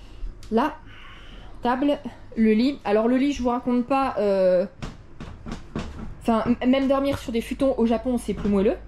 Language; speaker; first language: French; native; French